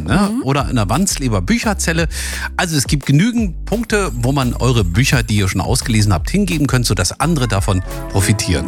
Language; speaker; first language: German; native; German